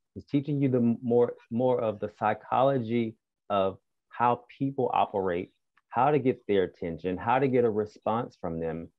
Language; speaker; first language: English; native; English